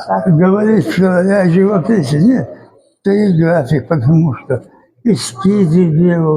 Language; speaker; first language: Russian; non-native, local second language; Chechen